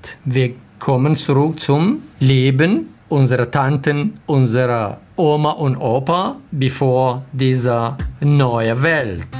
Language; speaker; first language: German; non-native, learner; Arabic